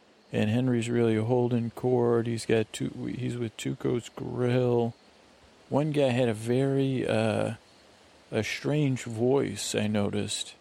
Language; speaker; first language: English; native; English